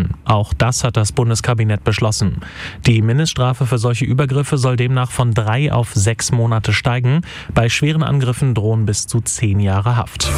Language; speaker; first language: German; native; German